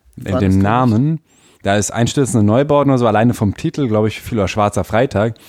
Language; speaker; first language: German; native; German